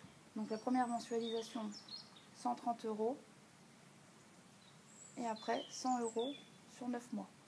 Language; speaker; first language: French; native; French